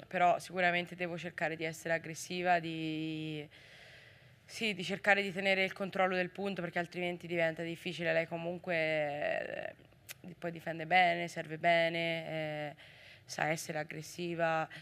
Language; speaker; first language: Italian; native; Italian